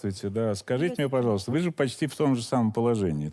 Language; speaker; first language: Russian; native; Russian